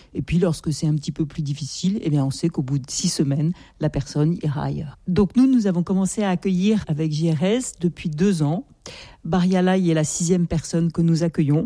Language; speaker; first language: French; native; French